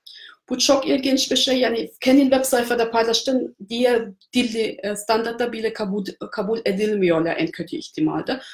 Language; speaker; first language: Turkish; non-native, fluent; German